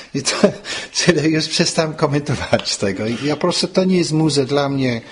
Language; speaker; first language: Polish; non-native, fluent; English